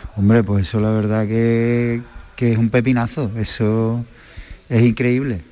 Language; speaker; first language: Spanish; native; Spanish